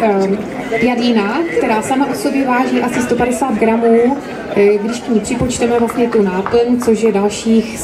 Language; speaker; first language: Czech; native; Czech